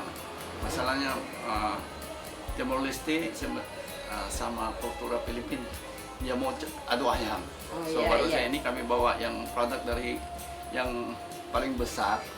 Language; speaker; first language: Indonesian; non-native, local second language; Tetum